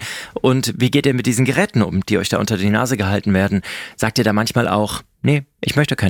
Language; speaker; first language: German; native; German